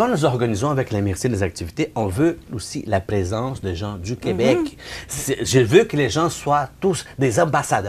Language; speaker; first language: French; non-native, fluent; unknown